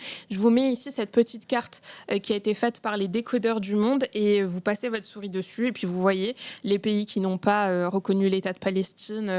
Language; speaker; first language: French; native; French